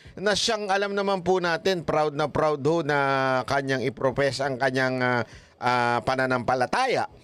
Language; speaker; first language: Filipino; native; Filipino